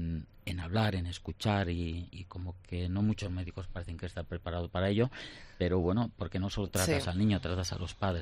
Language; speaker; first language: Spanish; native; Spanish